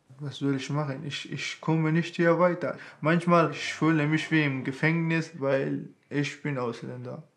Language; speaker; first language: German; non-native, learner; Persian